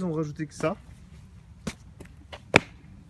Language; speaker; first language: French; early bilingual, other home language; Japanese